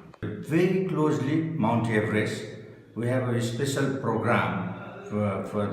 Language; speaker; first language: English; non-native, local second language; Nepali